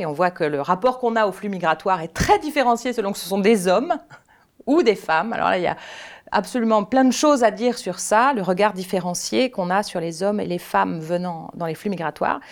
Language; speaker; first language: French; native; French